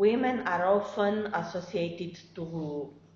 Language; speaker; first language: English; non-native, fluent; Romanian